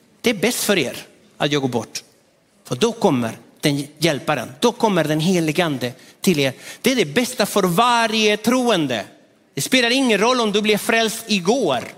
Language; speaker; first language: Swedish; non-native, fluent; Spanish